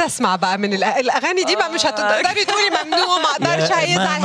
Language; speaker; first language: Arabic; native; Arabic